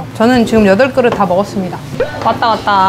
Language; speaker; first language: Korean; native; Korean